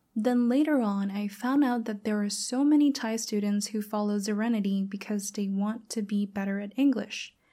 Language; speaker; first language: English; non-native, fluent; Thai